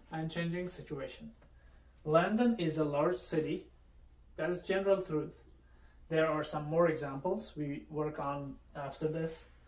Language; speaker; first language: English; non-native, fluent; Persian